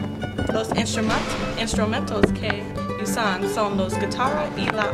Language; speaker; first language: Spanish; non-native, learner; English